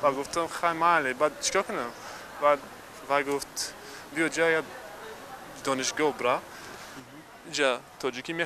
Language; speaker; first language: Persian; non-native, learner; English